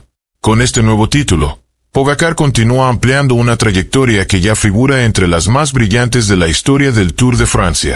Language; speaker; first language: Spanish; native; Spanish